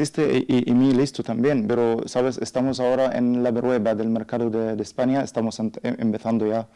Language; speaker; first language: Spanish; non-native, learner; Arabic